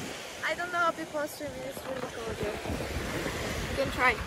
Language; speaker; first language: English; non-native, fluent; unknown